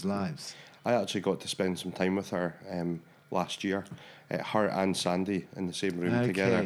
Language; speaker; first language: English; native; English